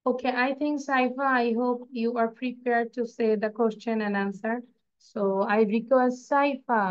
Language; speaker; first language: English; non-native, local second language; Bangla